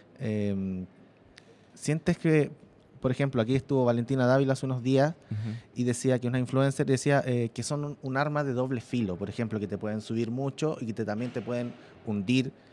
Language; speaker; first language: Spanish; native; Spanish